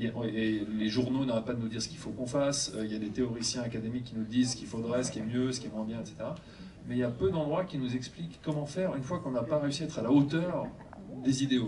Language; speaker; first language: French; native; French